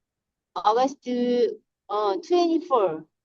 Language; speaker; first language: English; non-native, learner; Korean